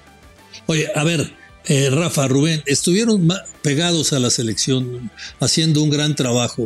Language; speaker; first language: Spanish; native; Spanish